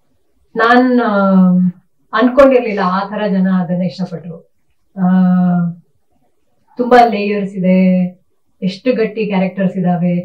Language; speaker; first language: Kannada; native; Kannada